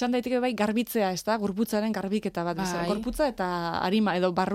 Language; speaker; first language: Basque; native; Basque